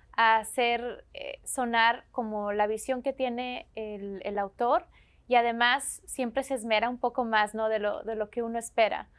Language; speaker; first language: Spanish; native; Spanish